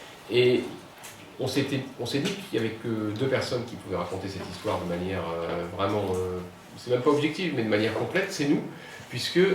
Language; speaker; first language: French; native; French